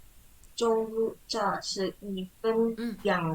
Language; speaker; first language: Chinese; non-native, learner; Indonesian